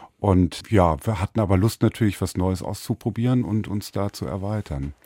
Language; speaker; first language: German; native; German